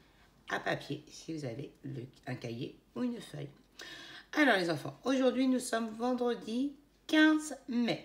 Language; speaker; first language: French; native; French